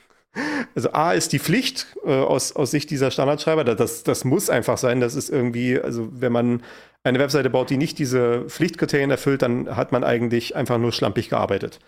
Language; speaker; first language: German; native; German